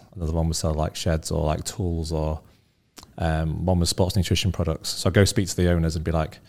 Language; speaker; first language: English; native; English